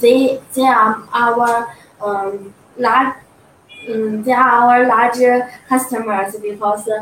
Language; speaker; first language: English; non-native, learner; Chinese